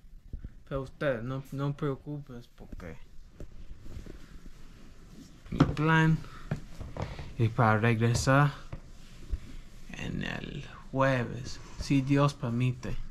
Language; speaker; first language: Spanish; non-native, learner; English